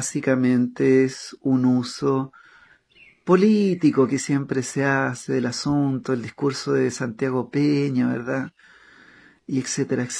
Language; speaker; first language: Spanish; native; Spanish